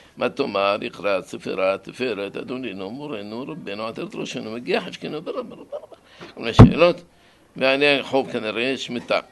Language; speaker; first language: Hebrew; non-native, fluent; Arabic